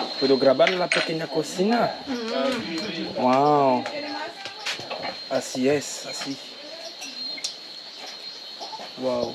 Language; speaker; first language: Spanish; non-native, learner; French